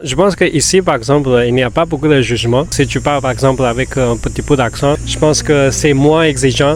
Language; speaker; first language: French; non-native, fluent; Spanish